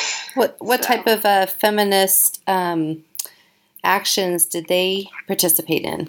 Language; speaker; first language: English; native; English